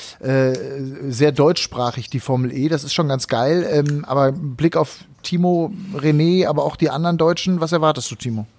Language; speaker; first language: German; native; German